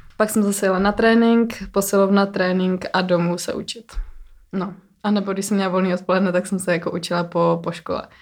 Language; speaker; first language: Czech; native; Czech